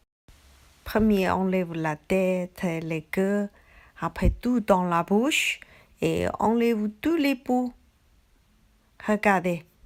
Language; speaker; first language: French; non-native, learner; Chinese